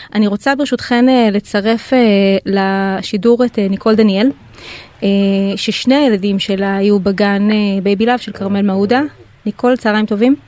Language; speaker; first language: Hebrew; native; Hebrew